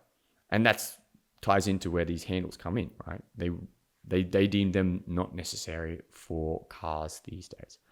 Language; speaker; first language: English; native; English